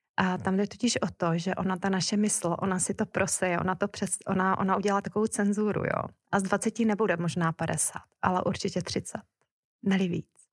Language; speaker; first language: Czech; native; Czech